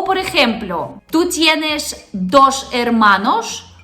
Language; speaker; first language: Spanish; non-native, fluent; Russian